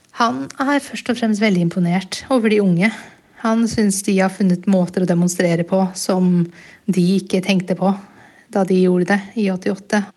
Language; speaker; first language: Norwegian; early bilingual, other home language; Burmese